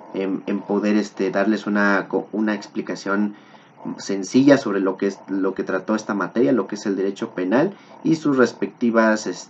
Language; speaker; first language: Spanish; native; Spanish